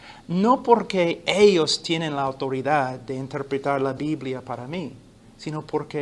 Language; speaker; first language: Spanish; non-native, fluent; English